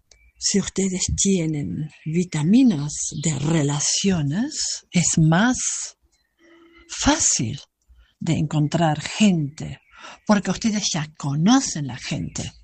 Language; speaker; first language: Spanish; non-native, fluent; German